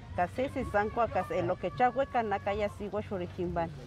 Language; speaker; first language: Spanish; non-native, local second language; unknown